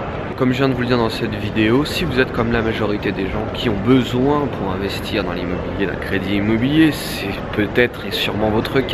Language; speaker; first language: French; native; French